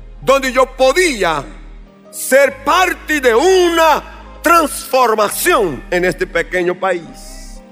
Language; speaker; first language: Spanish; non-native, fluent; Portuguese